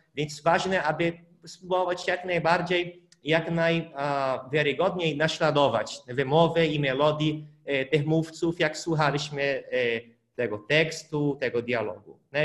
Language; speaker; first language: Polish; non-native, fluent; Portuguese